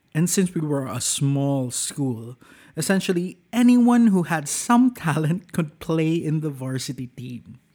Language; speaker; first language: English; non-native, local second language; Cebuano